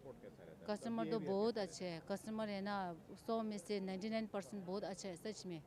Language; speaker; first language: Hindi; non-native, local second language; Tibetan